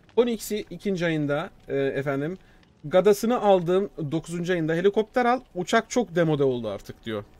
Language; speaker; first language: Turkish; native; Turkish